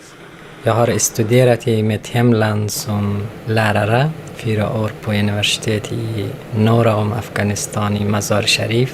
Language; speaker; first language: Swedish; non-native, learner; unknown